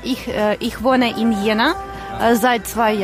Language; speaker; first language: German; non-native, learner; Ukrainian